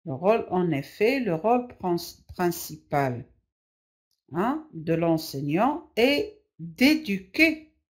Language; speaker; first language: French; non-native, local second language; Arabic